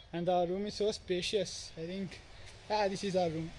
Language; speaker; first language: English; non-native, local second language; Kannada